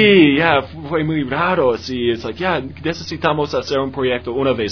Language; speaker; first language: Spanish; non-native, learner; English